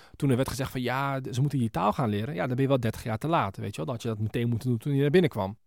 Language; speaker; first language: Dutch; early bilingual, other home language; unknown